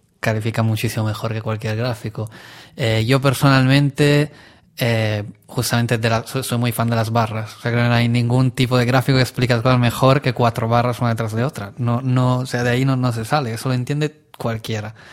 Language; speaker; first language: Spanish; non-native, fluent; Italian